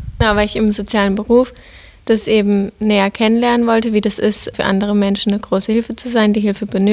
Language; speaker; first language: German; native; German